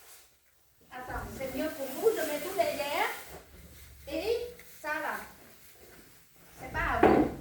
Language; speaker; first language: French; non-native, learner; Vietnamese